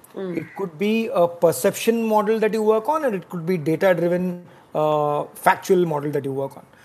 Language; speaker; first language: English; non-native, local second language; Tamil